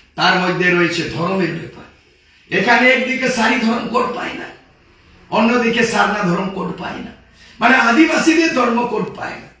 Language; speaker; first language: Bangla; non-native, local second language; Santali